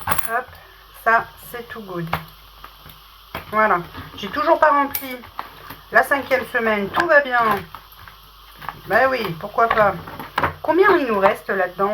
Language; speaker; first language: French; native; French